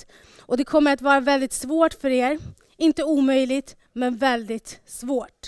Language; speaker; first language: Swedish; early bilingual, other home language; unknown